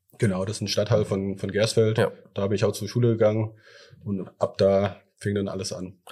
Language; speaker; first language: German; early bilingual, other home language; Thai